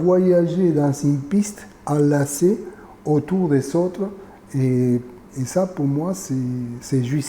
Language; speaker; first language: French; non-native, fluent; Spanish